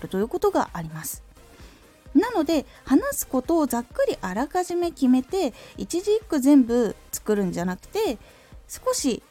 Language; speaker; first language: Japanese; native; Japanese